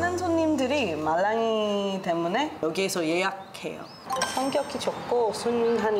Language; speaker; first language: Korean; non-native, learner; English